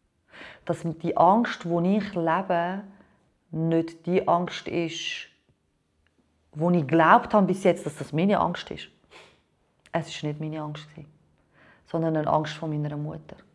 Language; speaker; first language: German; non-native, fluent; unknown